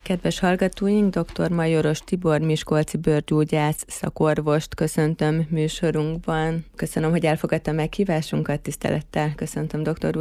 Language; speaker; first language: Hungarian; native; Hungarian